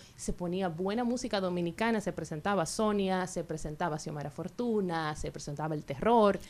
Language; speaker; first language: Spanish; native; Spanish